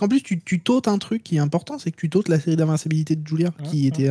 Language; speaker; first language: French; native; French